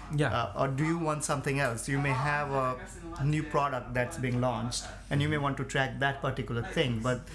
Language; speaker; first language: English; non-native, local second language; Bangla